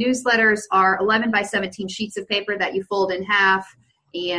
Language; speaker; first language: English; native; English